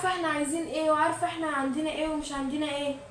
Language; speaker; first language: Arabic; native; Arabic